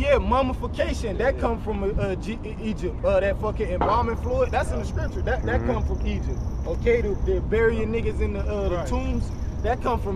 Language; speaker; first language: English; native; English